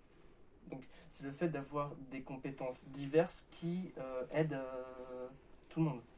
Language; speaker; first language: French; native; French